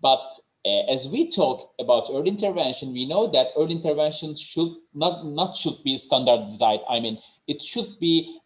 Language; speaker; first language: English; non-native, fluent; Turkish